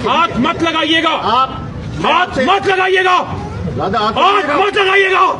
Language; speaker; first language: Urdu; native; Urdu